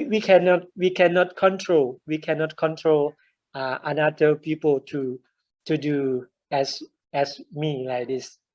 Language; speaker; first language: English; non-native, learner; Thai